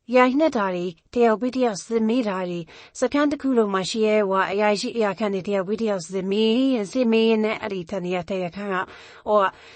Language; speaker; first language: Burmese; native; Burmese